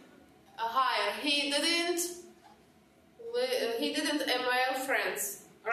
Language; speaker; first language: English; non-native, learner; Turkish